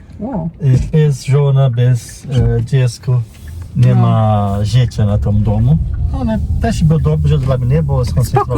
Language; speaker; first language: Polish; non-native, learner; Portuguese